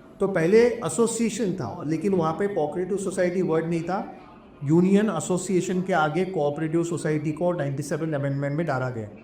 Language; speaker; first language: Hindi; non-native, local second language; Marathi